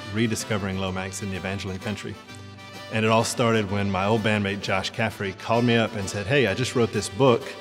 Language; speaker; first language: English; native; English